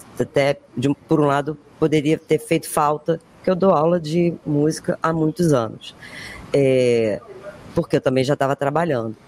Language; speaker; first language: Portuguese; native; Portuguese